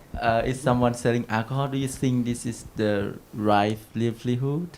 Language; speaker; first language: English; non-native, learner; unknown